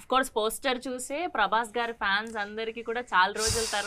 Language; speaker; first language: Telugu; native; Telugu